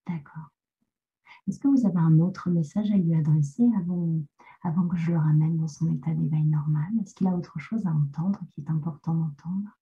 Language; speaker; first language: French; native; French